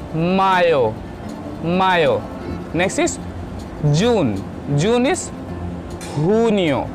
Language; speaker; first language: English; non-native, local second language; Hindi